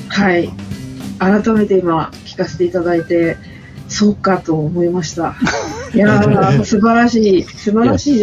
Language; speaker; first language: Japanese; native; Japanese